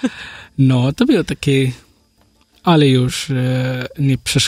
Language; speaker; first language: Polish; non-native, learner; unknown